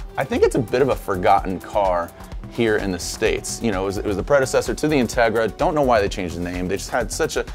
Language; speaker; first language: English; native; English